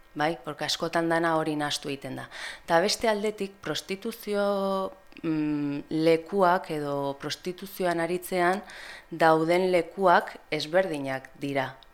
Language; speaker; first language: Basque; non-native, local second language; Spanish